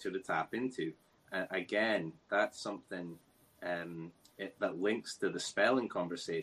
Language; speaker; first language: English; native; English